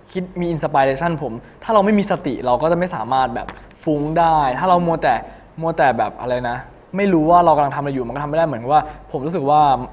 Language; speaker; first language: Thai; native; Thai